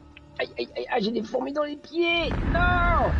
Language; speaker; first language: French; native; French